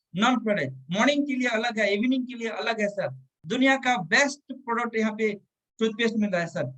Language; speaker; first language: Hindi; non-native, local second language; Telugu